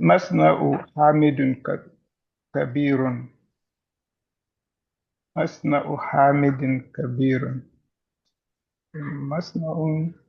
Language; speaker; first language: Arabic; non-native, learner; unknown